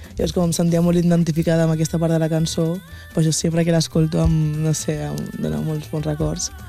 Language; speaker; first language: Catalan; early bilingual, other home language; Wolof